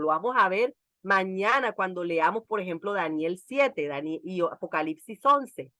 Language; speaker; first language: Spanish; native; Spanish